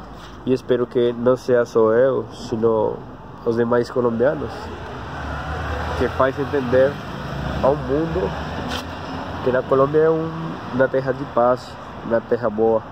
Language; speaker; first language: Portuguese; non-native, learner; Spanish